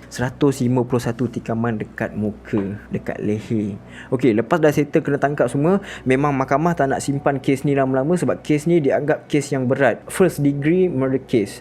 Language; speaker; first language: Malay; native; Malay